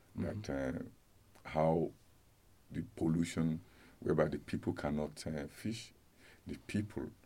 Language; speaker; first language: English; non-native, local second language; Yoruba